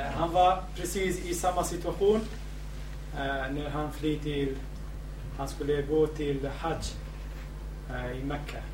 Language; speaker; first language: Swedish; non-native, fluent; Kurdish